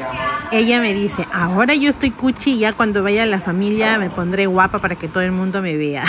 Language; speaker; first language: Spanish; native; Spanish